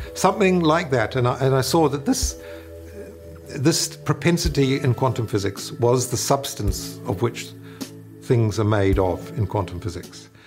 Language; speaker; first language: English; native; English